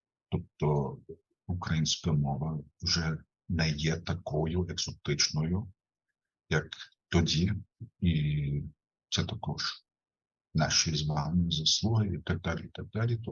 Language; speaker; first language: Ukrainian; non-native, fluent; German